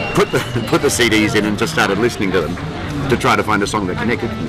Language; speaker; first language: English; native; English